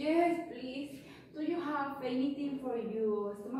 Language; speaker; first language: English; non-native, learner; Spanish